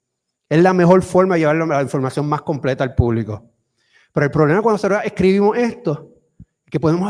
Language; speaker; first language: Spanish; native; Spanish